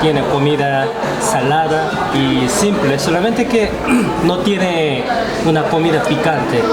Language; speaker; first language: Spanish; non-native, fluent; Korean